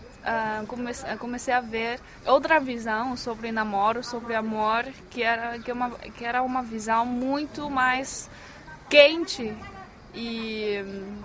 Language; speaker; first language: Portuguese; non-native, fluent; Chinese